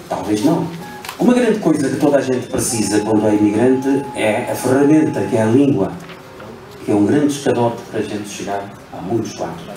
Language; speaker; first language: Portuguese; non-native, local second language; Upper Guinea Crioulo